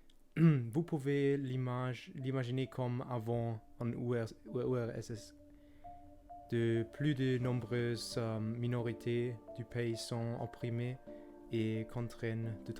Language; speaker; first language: French; non-native, learner; German